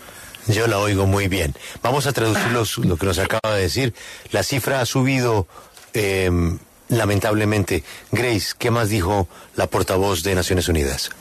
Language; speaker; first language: Spanish; native; Spanish